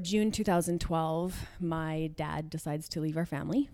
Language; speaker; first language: English; native; English